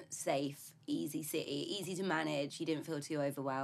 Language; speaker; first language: English; native; English